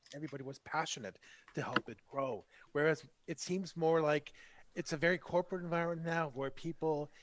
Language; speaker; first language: English; non-native, fluent; German